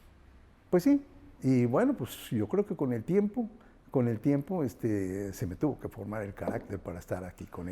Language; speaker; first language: Spanish; native; Spanish